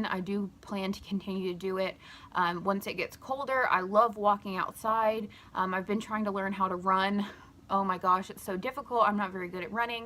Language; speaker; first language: English; native; English